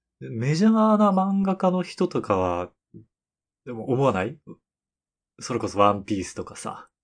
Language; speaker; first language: Japanese; native; Japanese